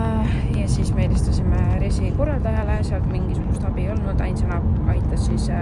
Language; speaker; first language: Estonian; native; Estonian